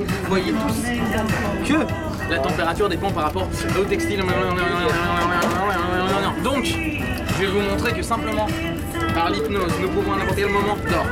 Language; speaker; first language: French; native; French